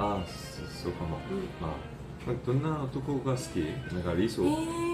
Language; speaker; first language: Japanese; non-native, learner; Korean